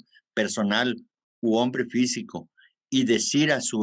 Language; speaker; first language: Spanish; native; Spanish